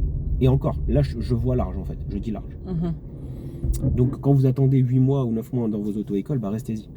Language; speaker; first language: French; native; French